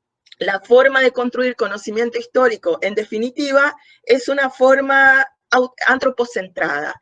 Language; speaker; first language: Spanish; native; Spanish